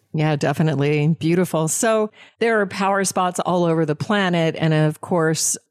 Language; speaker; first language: English; native; English